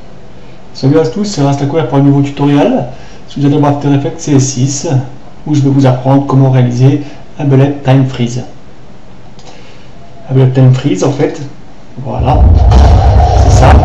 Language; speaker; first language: French; native; French